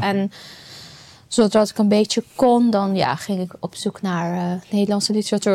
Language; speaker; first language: Dutch; non-native, fluent; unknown